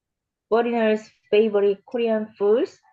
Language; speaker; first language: English; non-native, learner; Korean